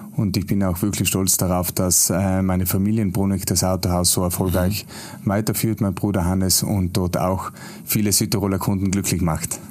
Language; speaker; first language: German; native; German